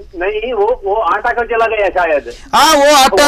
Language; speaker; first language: Hindi; non-native, local second language; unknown